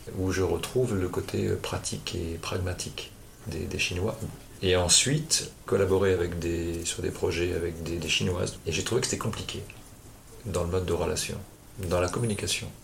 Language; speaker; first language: French; native; French